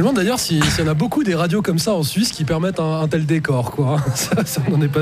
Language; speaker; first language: French; native; French